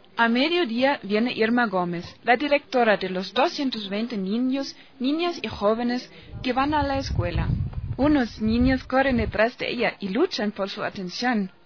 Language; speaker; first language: Spanish; non-native, fluent; German